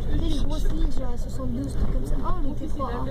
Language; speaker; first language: French; native; French